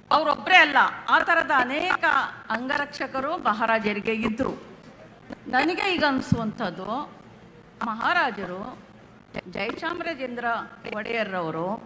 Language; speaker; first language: Kannada; non-native, local second language; Urdu